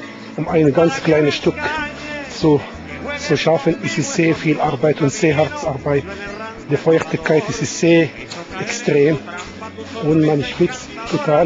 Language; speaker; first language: German; non-native, fluent; Arabic